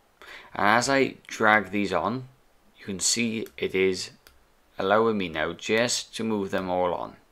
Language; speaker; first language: English; native; English